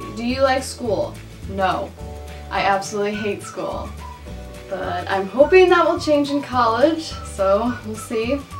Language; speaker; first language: English; native; English